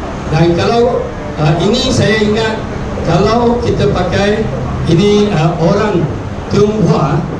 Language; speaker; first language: Malay; non-native, local second language; Chinese